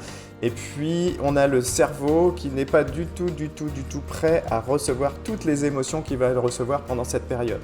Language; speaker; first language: French; native; French